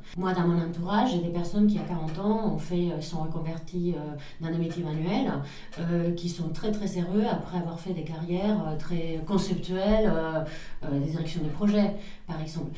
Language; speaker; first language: French; non-native, fluent; Spanish